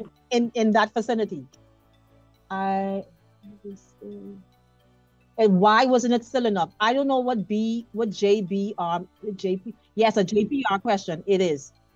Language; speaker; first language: English; native; English